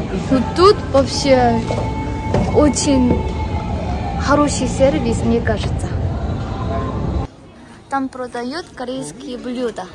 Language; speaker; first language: Russian; non-native, learner; Korean